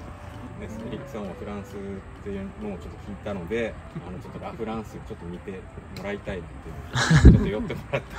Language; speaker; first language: Japanese; native; Japanese